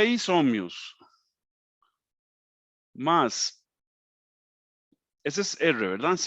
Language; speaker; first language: Spanish; native; Spanish